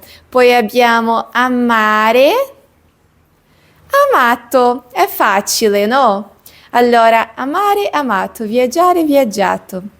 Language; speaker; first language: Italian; non-native, fluent; Portuguese